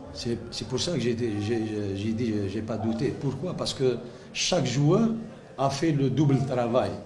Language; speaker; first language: French; non-native, local second language; Arabic